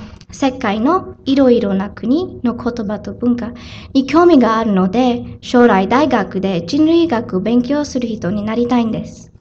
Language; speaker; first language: Japanese; non-native, learner; Filipino